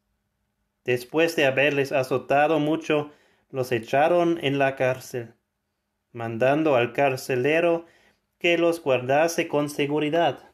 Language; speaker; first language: Spanish; non-native, fluent; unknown